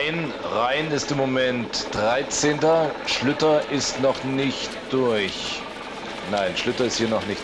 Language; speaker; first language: German; native; German